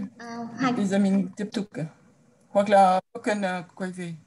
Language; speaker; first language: Vietnamese; non-native, fluent; French